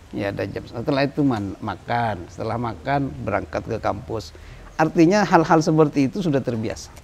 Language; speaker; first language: Indonesian; non-native, local second language; Madurese